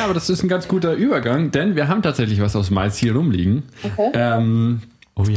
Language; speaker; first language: German; native; German